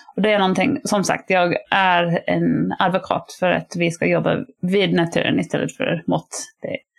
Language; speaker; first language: Swedish; non-native, fluent; English